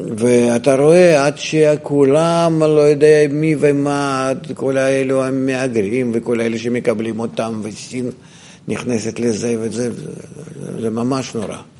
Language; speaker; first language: Hebrew; non-native, fluent; Russian